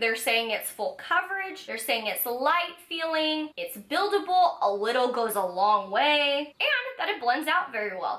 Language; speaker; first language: English; native; English